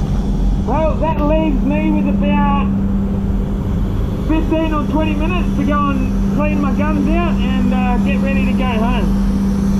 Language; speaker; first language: English; native; English